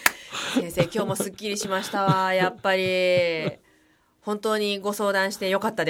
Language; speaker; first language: Japanese; native; Japanese